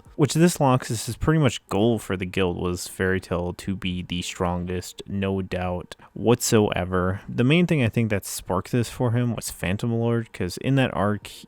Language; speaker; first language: English; native; English